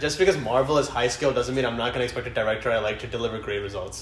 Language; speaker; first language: English; early bilingual, other home language; Telugu